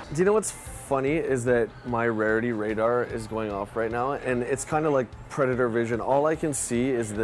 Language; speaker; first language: English; native; English